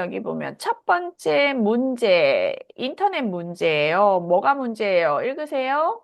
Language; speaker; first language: Korean; native; Korean